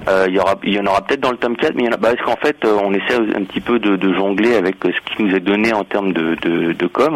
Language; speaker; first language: French; native; French